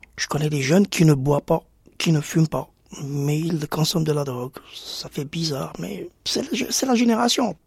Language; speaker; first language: French; non-native, local second language; Arabic